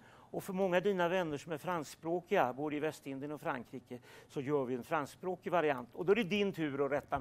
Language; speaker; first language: Swedish; native; Swedish